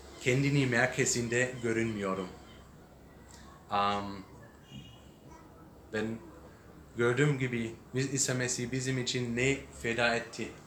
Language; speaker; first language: Turkish; non-native, learner; English